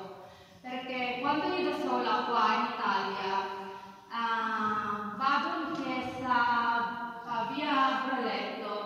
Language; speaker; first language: Italian; non-native, learner; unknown